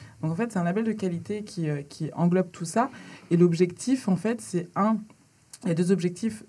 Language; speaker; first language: French; early bilingual, other home language; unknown